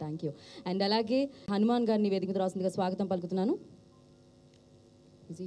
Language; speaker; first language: Telugu; native; Telugu